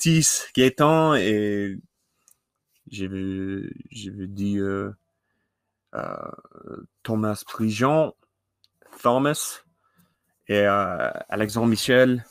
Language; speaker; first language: French; non-native, learner; English